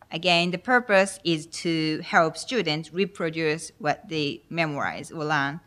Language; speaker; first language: English; non-native, fluent; Japanese